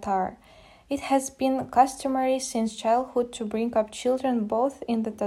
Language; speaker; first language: English; non-native, fluent; Russian